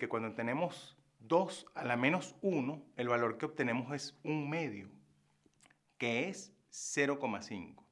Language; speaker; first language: Spanish; native; Spanish